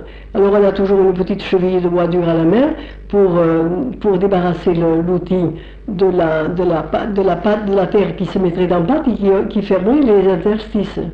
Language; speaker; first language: French; native; French